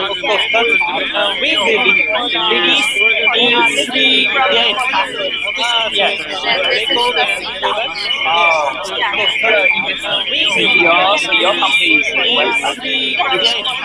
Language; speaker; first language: English; non-native, learner; Japanese